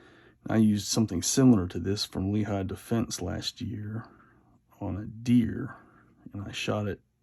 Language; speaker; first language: English; native; English